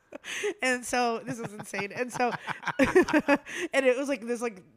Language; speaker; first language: English; native; English